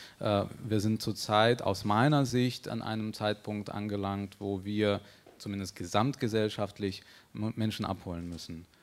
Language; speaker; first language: German; early bilingual, other home language; Russian